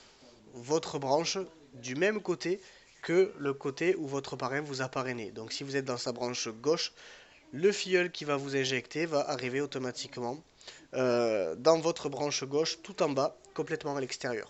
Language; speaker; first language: French; native; French